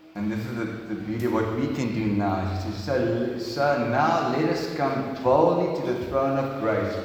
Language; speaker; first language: English; non-native, local second language; Afrikaans